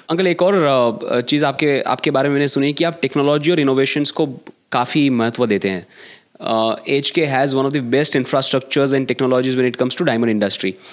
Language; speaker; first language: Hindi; non-native, local second language; Gujarati